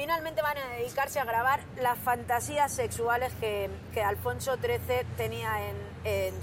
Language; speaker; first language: Spanish; native; Spanish